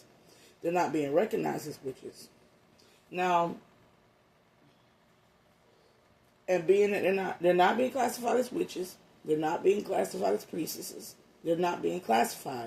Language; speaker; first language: English; native; English